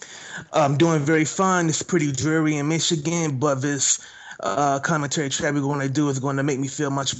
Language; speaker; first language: English; native; English